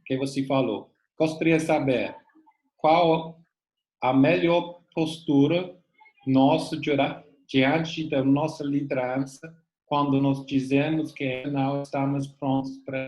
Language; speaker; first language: Portuguese; non-native, fluent; English